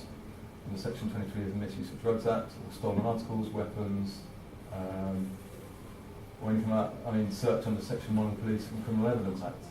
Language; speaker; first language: English; native; English